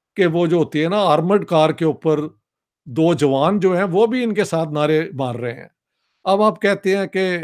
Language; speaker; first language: Urdu; non-native, local second language; Punjabi